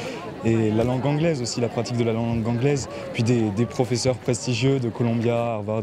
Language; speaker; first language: French; native; French